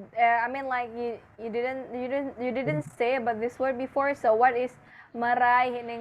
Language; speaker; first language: English; non-native, fluent; Indonesian